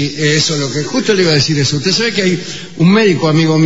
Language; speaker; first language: Spanish; native; Spanish